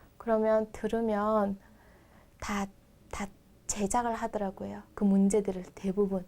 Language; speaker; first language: Korean; non-native, fluent; Mongolian